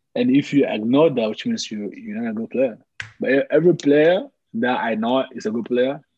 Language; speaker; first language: English; early bilingual, other home language; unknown